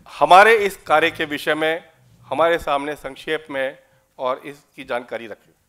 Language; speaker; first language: Hindi; native; Hindi